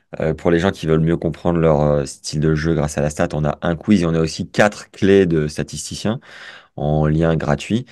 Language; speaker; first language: French; native; French